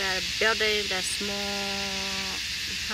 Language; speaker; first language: English; non-native, learner; Hmong